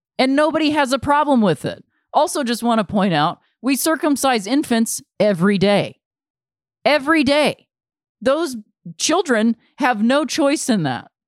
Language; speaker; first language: English; native; English